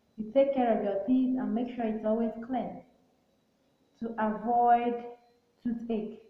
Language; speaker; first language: English; non-native, local second language; Igbo